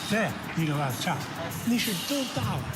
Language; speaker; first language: Chinese; non-native, learner; English